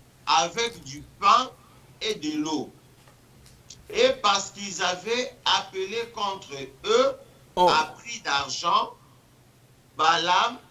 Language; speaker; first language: French; non-native, local second language; Lingala